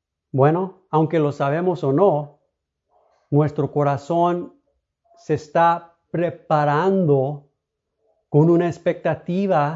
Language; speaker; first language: Spanish; early bilingual, heritage; Spanish